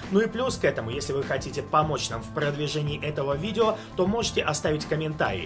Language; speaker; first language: Russian; native; Russian